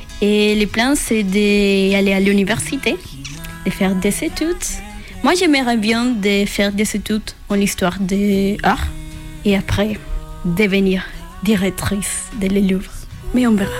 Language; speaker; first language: French; non-native, learner; Spanish